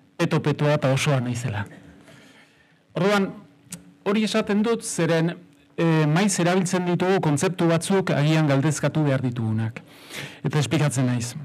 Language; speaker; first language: Basque; native; Basque